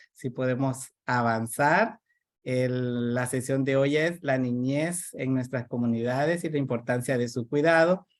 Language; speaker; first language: Spanish; native; Spanish